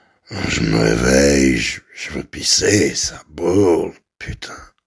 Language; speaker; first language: French; native; French